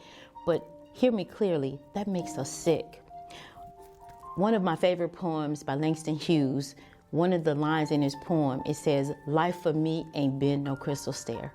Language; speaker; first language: English; native; English